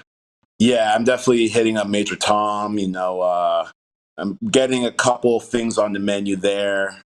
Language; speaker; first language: English; native; English